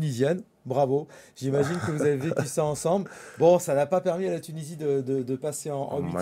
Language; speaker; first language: French; native; French